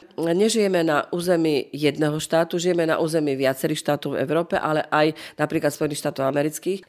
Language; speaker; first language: Slovak; non-native, local second language; Rusyn